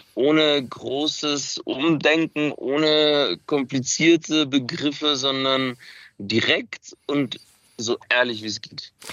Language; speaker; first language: German; early bilingual, other home language; Macedonian